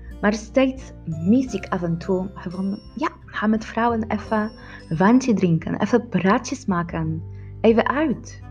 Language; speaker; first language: Dutch; non-native, learner; Polish